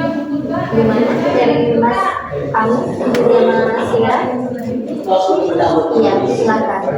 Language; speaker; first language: Indonesian; native; Indonesian